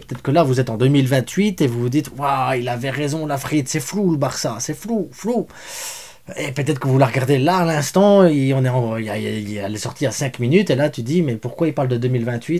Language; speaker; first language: French; native; French